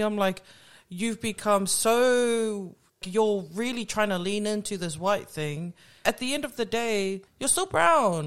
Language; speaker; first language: English; native; English